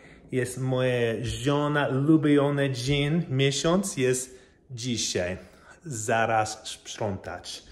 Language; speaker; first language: Polish; non-native, learner; English